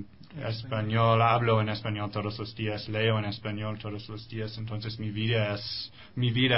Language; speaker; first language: Spanish; non-native, fluent; English